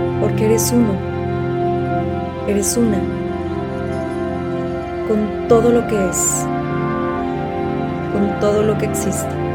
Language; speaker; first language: Spanish; native; Spanish